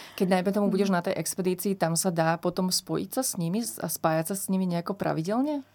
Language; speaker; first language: Slovak; native; Slovak